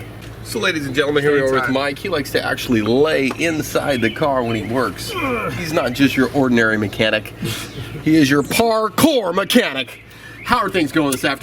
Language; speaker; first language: English; native; English